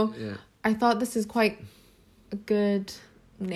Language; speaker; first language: English; non-native, local second language; Cantonese